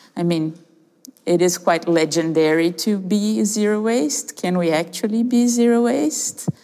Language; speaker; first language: English; early bilingual, other home language; Portuguese